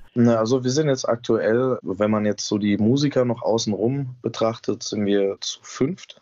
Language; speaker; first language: German; native; German